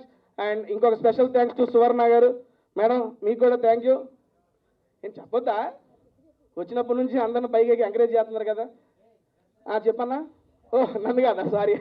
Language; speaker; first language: Telugu; native; Telugu